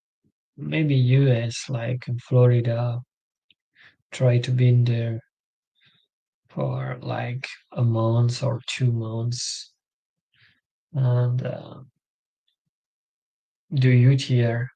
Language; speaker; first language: English; non-native, learner; French